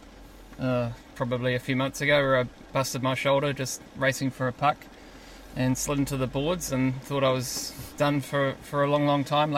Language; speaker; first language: English; native; English